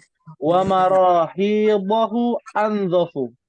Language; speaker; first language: Arabic; non-native, fluent; Indonesian